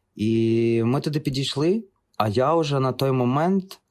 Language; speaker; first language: Ukrainian; non-native, local second language; Russian